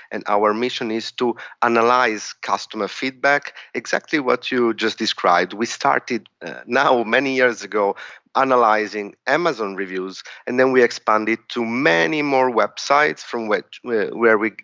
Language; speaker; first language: English; non-native, fluent; Italian